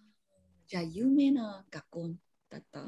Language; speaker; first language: Japanese; non-native, learner; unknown